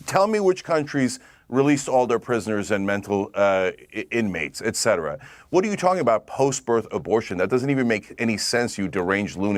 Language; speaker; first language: English; native; English